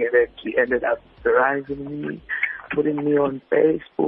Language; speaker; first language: English; non-native, local second language; Zulu